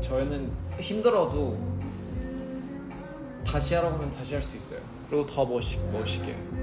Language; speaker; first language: Korean; early bilingual, heritage; Korean